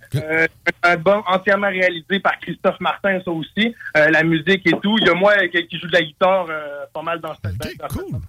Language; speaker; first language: French; native; French